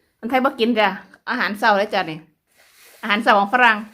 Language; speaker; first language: Thai; non-native, local second language; Lao